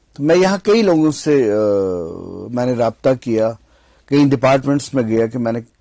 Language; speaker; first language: Hindi; non-native, local second language; Kashmiri